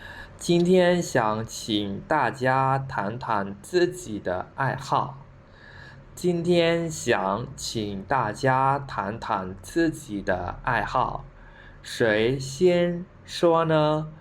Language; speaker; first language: Chinese; non-native, fluent; Khmer